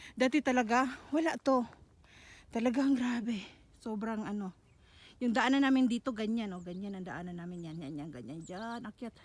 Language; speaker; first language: Filipino; non-native, local second language; Cebuano